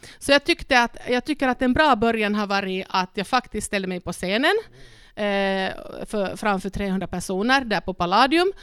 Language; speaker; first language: Swedish; non-native, local second language; Spanish